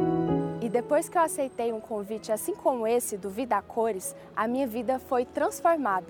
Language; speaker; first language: Portuguese; early bilingual, other home language; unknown